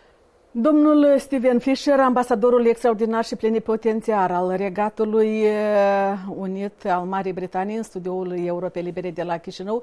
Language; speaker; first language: Romanian; native; Romanian